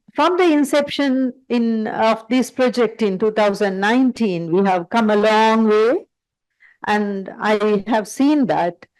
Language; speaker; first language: English; non-native, local second language; Sinhala